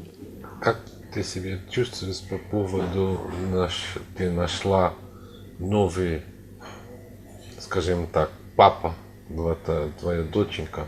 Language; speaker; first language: Russian; non-native, learner; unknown